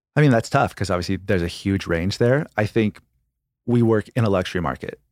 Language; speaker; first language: English; native; English